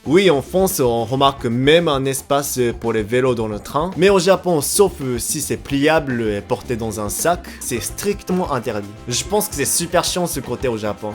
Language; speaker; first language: French; non-native, fluent; Japanese